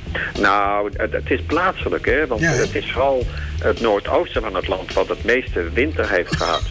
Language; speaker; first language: Dutch; native; Dutch